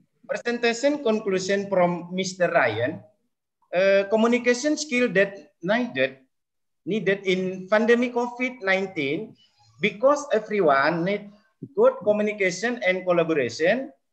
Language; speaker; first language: English; non-native, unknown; Indonesian